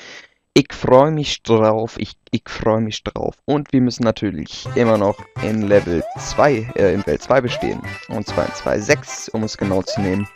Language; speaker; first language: German; native; German